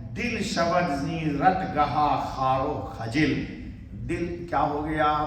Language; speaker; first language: Urdu; native; Urdu